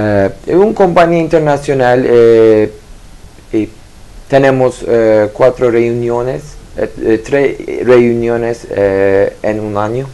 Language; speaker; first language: Spanish; non-native, learner; Turkish